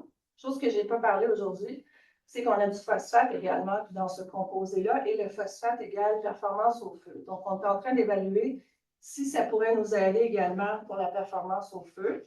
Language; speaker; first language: French; native; French